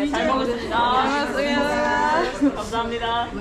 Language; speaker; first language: Korean; non-native, learner; Bulgarian